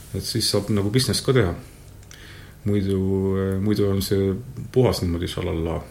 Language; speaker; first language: Estonian; native; Estonian